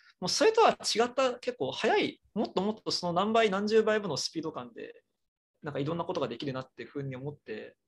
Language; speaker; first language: Japanese; native; Japanese